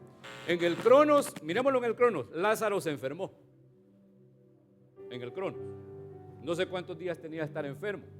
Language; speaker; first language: Spanish; native; Spanish